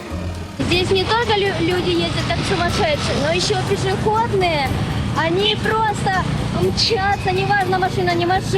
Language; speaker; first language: Russian; native; Russian